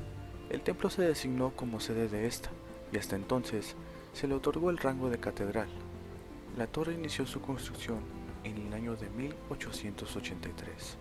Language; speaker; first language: Spanish; native; Spanish